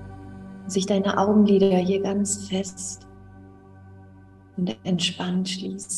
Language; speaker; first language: German; native; German